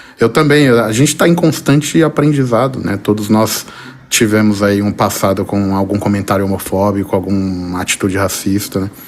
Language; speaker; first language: Portuguese; native; Portuguese